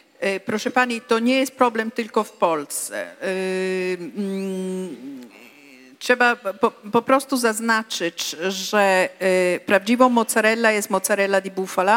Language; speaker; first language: Polish; non-native, fluent; Italian